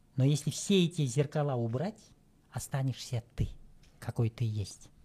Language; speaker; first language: Russian; non-native, local second language; Kyrgyz